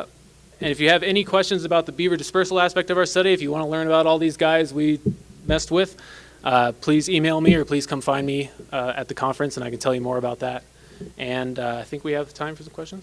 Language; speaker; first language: English; native; English